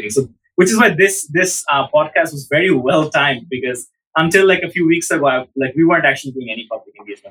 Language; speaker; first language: English; non-native, local second language; Bangla